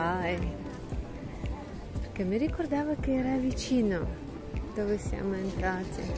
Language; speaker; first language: Italian; non-native, learner; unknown